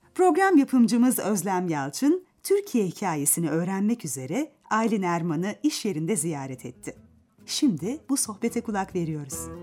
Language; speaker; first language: Turkish; native; Turkish